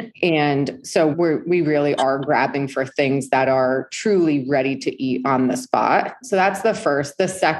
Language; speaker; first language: English; native; English